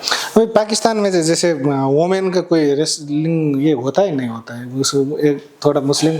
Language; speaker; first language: Hindi; non-native, learner; Nepali